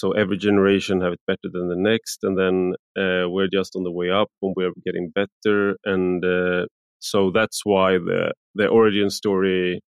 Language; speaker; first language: English; non-native, fluent; Swedish